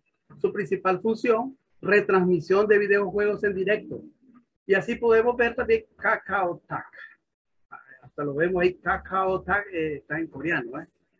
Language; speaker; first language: Spanish; native; Spanish